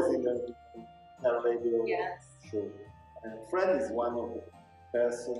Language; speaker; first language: English; non-native, learner; Italian